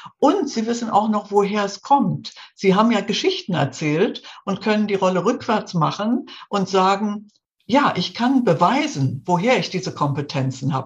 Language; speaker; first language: German; native; German